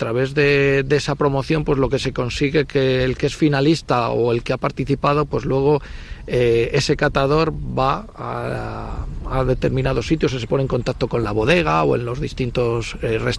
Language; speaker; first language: Spanish; native; Spanish